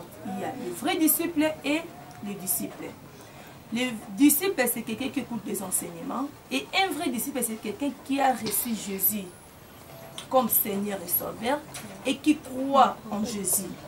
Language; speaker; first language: French; non-native, local second language; Lingala